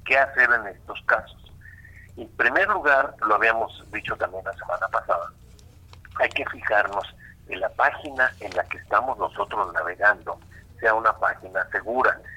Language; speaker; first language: Spanish; native; Spanish